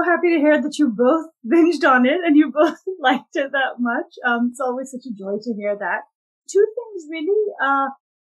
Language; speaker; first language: English; non-native, local second language; Urdu